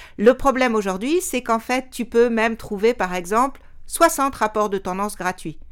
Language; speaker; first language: French; native; French